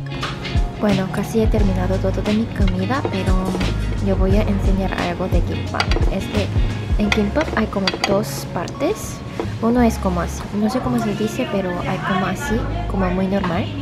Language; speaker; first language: Spanish; non-native, fluent; Korean